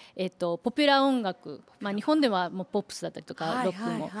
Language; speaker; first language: Japanese; early bilingual, heritage; Spanish